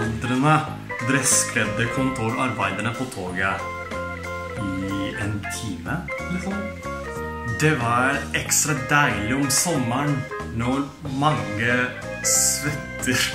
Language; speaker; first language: Norwegian; non-native, fluent; Japanese